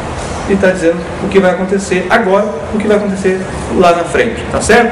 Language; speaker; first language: Portuguese; native; Portuguese